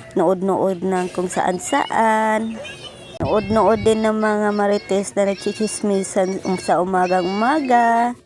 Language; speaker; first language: Filipino; non-native, local second language; Cebuano